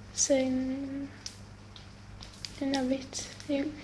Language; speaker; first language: French; non-native, learner; Swedish